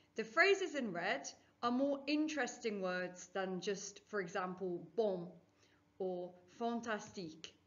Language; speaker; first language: English; native; English